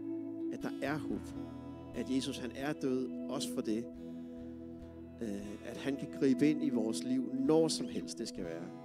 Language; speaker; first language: Danish; native; Danish